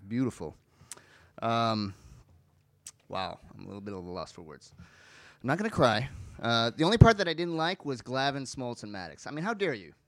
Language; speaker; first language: English; native; English